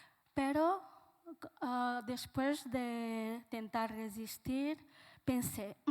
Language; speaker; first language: Spanish; non-native, fluent; Portuguese